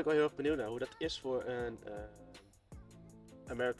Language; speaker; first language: Dutch; native; Dutch